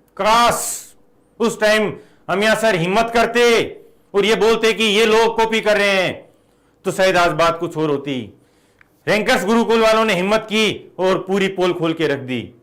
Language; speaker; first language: Hindi; native; Hindi